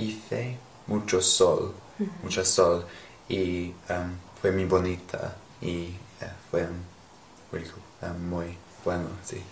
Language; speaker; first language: Spanish; non-native, learner; English